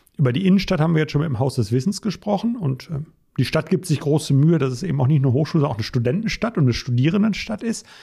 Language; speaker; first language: German; native; German